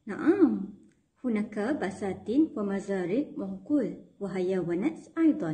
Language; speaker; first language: Arabic; non-native, learner; Malay